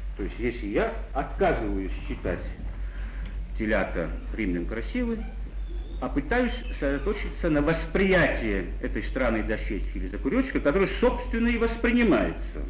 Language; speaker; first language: Russian; non-native, local second language; Georgian